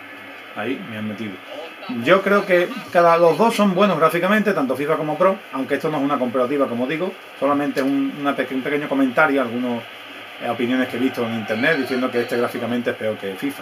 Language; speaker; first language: Spanish; native; Spanish